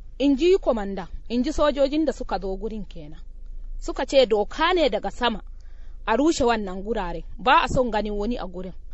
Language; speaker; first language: Hausa; non-native, local second language; Fula